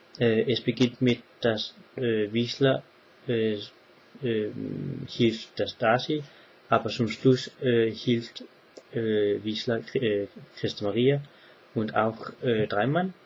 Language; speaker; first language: German; non-native, learner; English